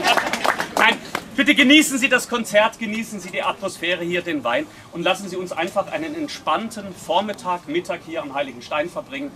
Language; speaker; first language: German; native; German